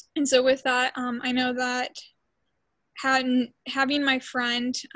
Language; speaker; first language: English; early bilingual, other home language; Spanish